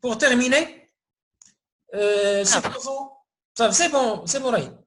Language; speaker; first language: French; non-native, local second language; Arabic